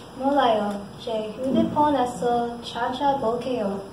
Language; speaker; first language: Korean; non-native, learner; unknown